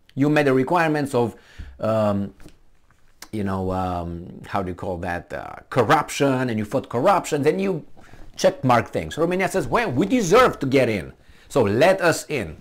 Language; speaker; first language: English; non-native, fluent; Romanian